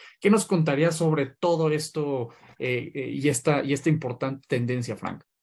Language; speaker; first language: Spanish; native; Spanish